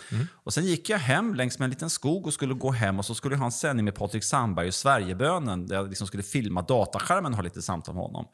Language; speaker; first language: Swedish; native; Swedish